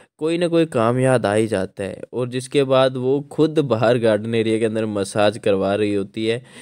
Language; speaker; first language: Hindi; non-native, local second language; Marathi